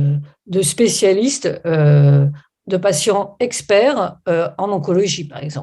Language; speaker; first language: French; native; French